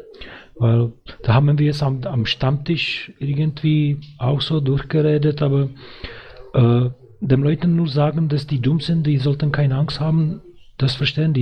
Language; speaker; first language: German; non-native, fluent; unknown